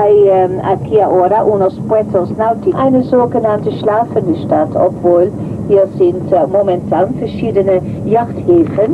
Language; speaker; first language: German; non-native, fluent; Dutch